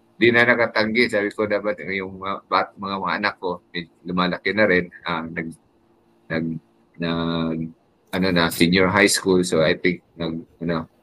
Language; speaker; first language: Filipino; native; Filipino